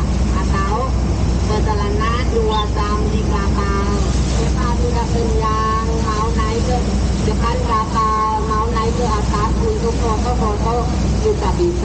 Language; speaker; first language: Indonesian; non-native, fluent; Thai